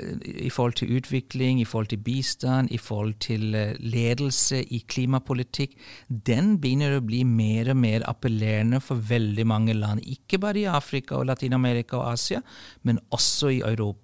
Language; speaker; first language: Norwegian; non-native, fluent; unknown